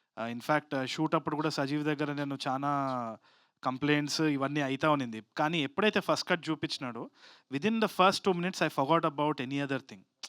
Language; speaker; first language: Telugu; native; Telugu